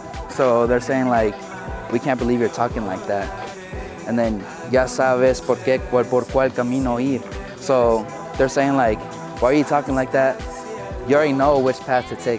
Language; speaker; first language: English; native; English